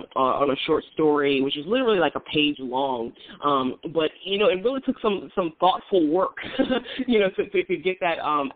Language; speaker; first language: English; native; English